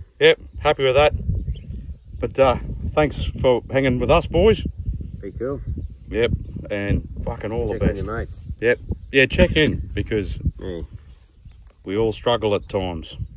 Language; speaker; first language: English; native; English